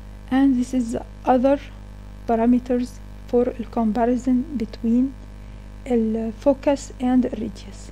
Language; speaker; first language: English; non-native, fluent; Arabic